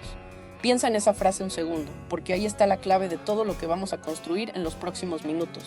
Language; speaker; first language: Spanish; native; Spanish